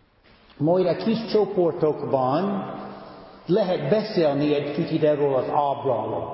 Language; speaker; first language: Hungarian; non-native, fluent; English